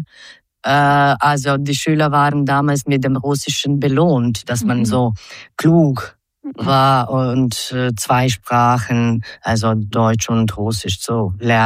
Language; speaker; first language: German; non-native, fluent; Croatian